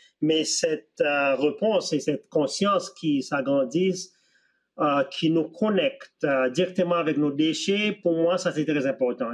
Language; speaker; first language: French; non-native, local second language; Seselwa Creole French